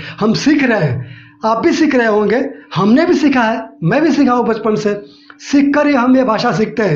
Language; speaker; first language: Hindi; native; Hindi